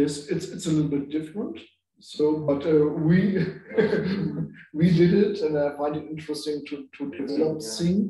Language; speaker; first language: English; non-native, learner; German